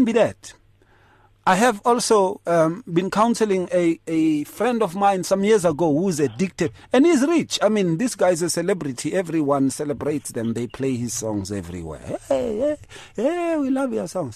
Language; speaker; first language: English; non-native, local second language; Northern Sotho